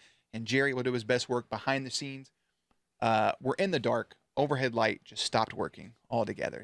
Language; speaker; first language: English; native; English